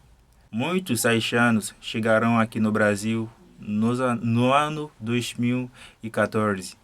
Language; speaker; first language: Portuguese; non-native, fluent; Haitian Creole